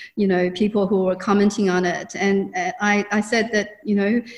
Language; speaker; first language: English; non-native, fluent; Chinese